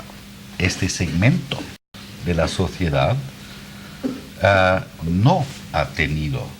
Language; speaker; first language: Spanish; non-native, fluent; German